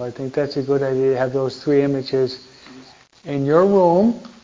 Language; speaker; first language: English; native; English